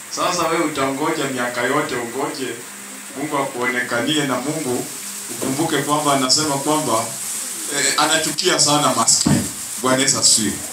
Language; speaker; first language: Swahili; non-native, local second language; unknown